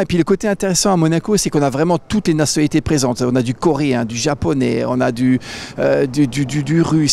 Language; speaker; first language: French; native; French